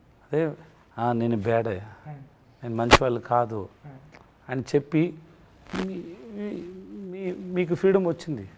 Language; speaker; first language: Telugu; non-native, learner; Tamil